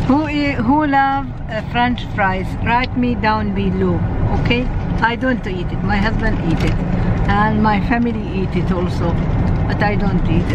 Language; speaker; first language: English; non-native, learner; Arabic